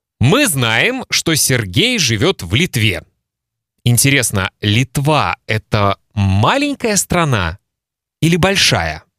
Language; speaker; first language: Russian; native; Russian